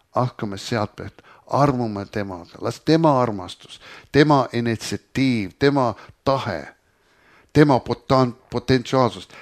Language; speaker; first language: Estonian; early bilingual, heritage; Estonian